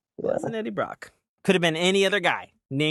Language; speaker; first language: English; native; English